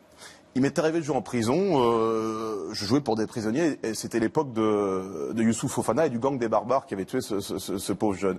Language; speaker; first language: French; native; French